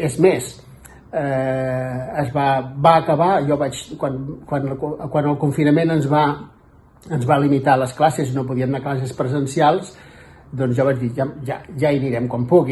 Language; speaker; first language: Catalan; native; Catalan